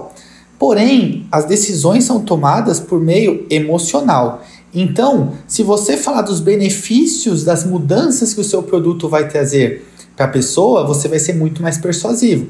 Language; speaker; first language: Portuguese; native; Portuguese